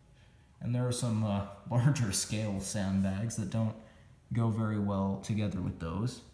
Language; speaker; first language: English; native; English